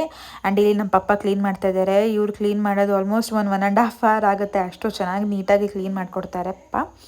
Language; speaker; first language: Kannada; native; Kannada